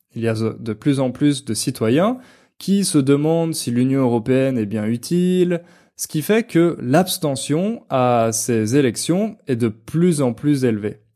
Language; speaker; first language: French; native; French